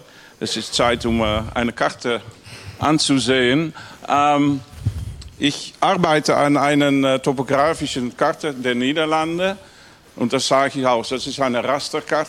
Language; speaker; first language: German; non-native, learner; Dutch